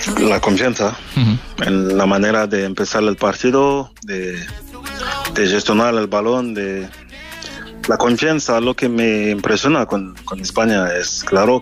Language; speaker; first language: Spanish; non-native, fluent; French